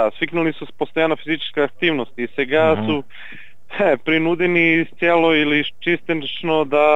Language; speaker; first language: Bulgarian; non-native, learner; Serbian